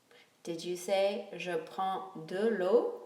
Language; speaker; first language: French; non-native, fluent; English